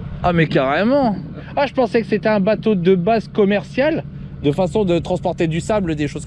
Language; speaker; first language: French; native; French